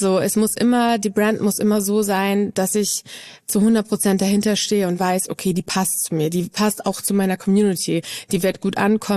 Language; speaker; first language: German; native; German